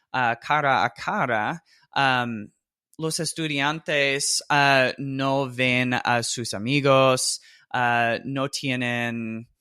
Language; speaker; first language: Spanish; non-native, fluent; English